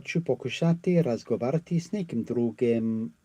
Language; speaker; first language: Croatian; non-native, learner; English